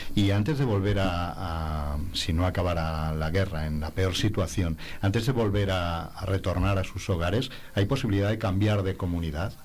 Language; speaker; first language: Spanish; native; Spanish